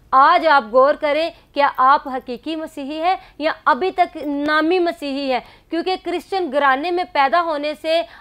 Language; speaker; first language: Urdu; non-native, local second language; Punjabi